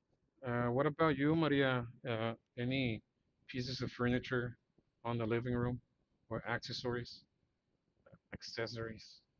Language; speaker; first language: English; non-native, fluent; Spanish